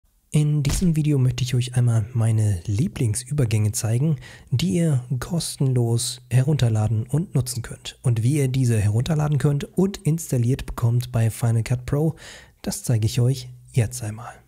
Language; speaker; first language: German; native; German